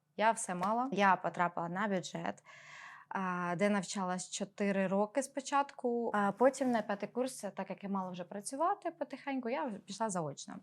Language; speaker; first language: Ukrainian; non-native, local second language; Russian